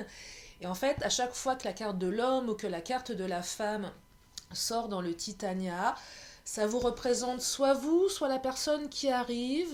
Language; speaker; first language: French; native; French